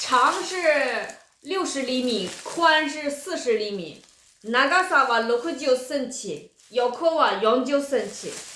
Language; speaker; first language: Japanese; non-native, fluent; Chinese